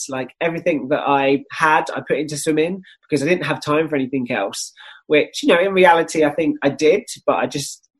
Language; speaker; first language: English; native; English